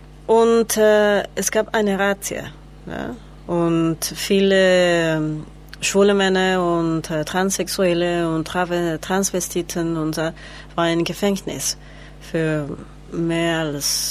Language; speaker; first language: German; non-native, learner; Spanish